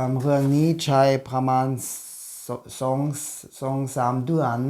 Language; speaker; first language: Thai; non-native, learner; German